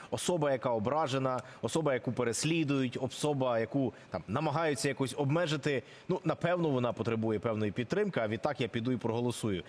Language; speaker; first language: Ukrainian; native; Ukrainian